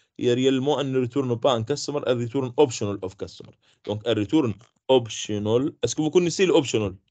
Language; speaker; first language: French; non-native, local second language; Arabic